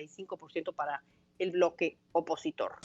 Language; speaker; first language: Spanish; native; Spanish